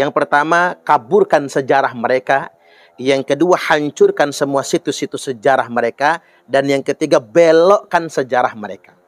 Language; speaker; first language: Indonesian; native; Indonesian